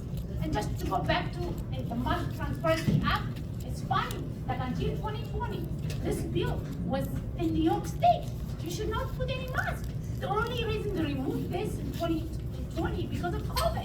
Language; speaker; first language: English; non-native, local second language; Hebrew